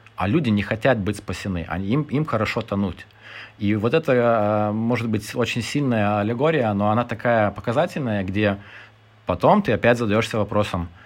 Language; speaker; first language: Russian; non-native, fluent; Lithuanian